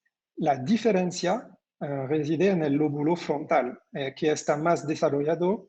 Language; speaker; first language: Spanish; non-native, fluent; French